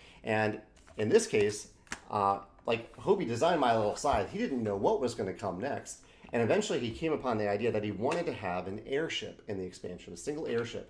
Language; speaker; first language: English; native; English